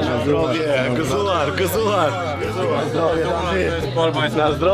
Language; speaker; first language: Polish; non-native, learner; Albanian